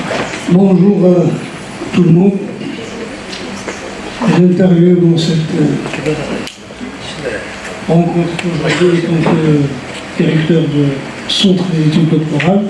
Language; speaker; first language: French; non-native, local second language; Arabic